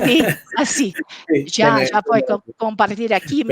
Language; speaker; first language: Spanish; non-native, local second language; Portuguese